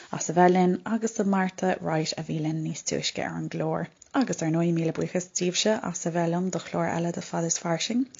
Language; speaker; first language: Irish; non-native, local second language; English